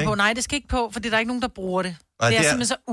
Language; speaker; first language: Danish; native; Danish